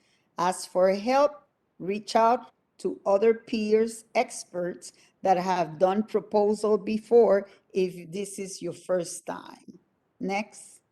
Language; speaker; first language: English; non-native, fluent; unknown